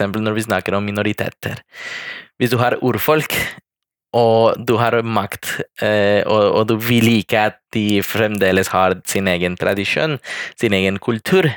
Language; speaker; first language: Norwegian; non-native, fluent; Spanish